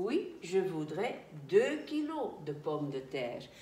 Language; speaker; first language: French; non-native, fluent; Dutch